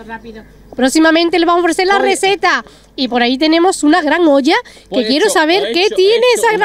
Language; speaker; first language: Spanish; native; Spanish